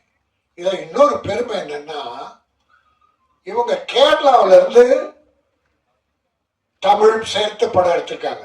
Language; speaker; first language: Tamil; native; Tamil